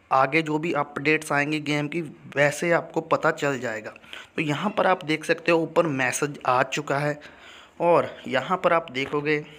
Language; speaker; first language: Hindi; native; Hindi